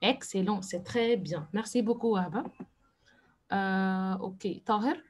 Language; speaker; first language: French; non-native, fluent; Arabic